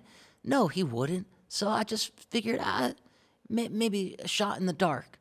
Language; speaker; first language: English; native; English